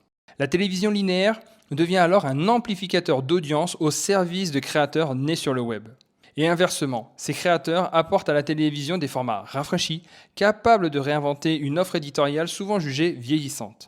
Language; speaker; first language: French; native; French